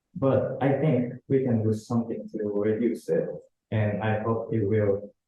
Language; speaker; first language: English; non-native, learner; Japanese